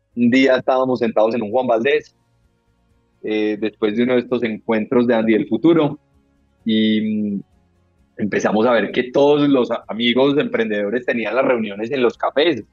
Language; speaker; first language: Spanish; native; Spanish